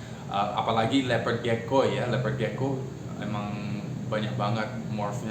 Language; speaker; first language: Indonesian; non-native, fluent; English